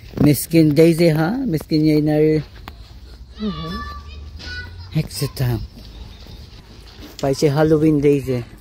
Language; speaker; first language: Dutch; non-native, learner; Filipino